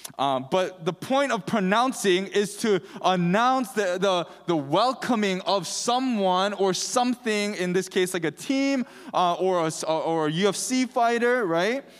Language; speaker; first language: English; early bilingual, other home language; Korean